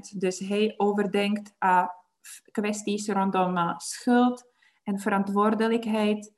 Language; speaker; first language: Dutch; non-native, fluent; Czech